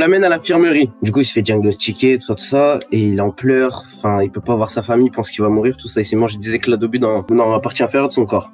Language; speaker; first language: French; native; French